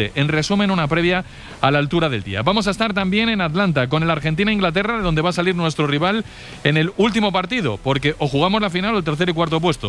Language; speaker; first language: Spanish; native; Spanish